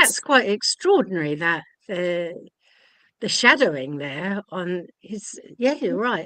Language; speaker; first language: English; native; English